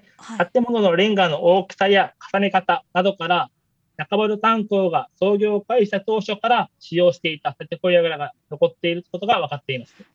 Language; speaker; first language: Japanese; native; Japanese